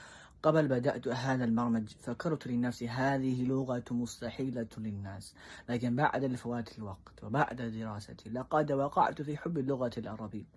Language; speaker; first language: Arabic; non-native, learner; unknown